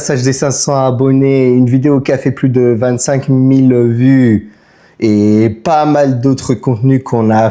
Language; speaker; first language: French; native; French